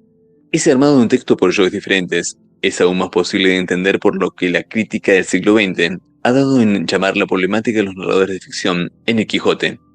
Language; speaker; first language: Spanish; native; Spanish